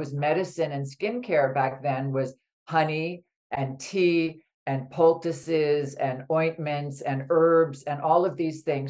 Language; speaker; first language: English; native; English